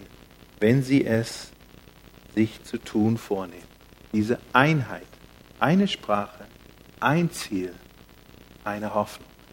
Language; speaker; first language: German; non-native, fluent; English